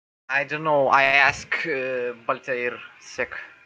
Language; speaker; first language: English; non-native, learner; Russian